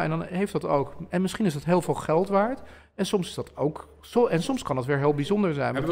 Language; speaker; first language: Dutch; early bilingual, other home language; Polish